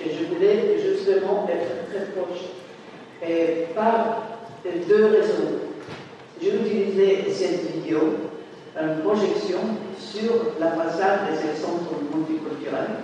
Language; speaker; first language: French; non-native, fluent; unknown